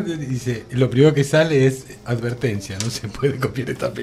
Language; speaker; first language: Spanish; native; Spanish